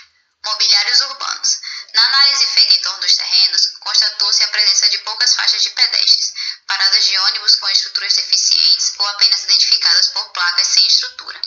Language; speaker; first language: Portuguese; native; Portuguese